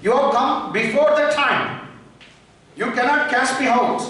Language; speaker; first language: English; non-native, local second language; Tamil